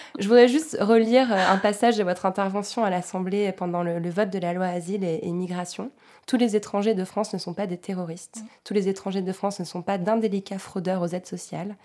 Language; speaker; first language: French; native; French